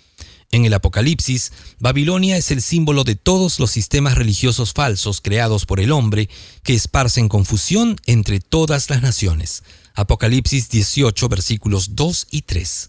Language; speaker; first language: Spanish; native; Spanish